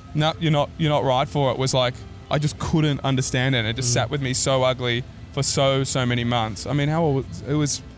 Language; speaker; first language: English; native; English